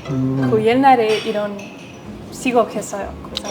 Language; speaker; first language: Korean; non-native, learner; Spanish